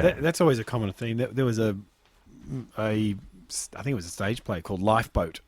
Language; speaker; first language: English; native; English